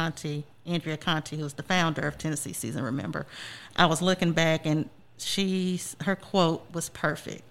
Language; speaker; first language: English; native; English